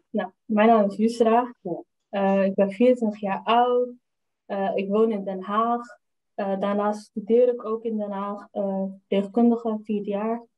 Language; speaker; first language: Dutch; early bilingual, other home language; Somali